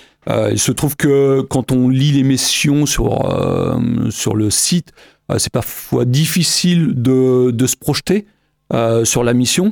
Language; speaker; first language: French; native; French